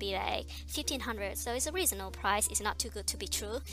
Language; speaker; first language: English; non-native, fluent; Vietnamese